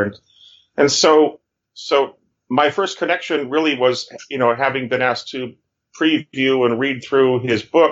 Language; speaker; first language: English; native; English